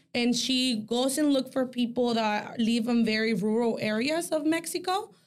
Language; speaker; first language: English; early bilingual, other home language; Spanish